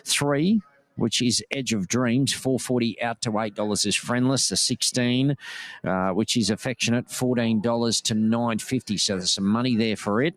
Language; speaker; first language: English; native; English